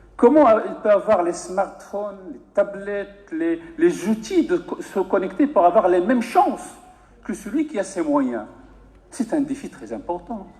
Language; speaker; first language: French; non-native, local second language; Arabic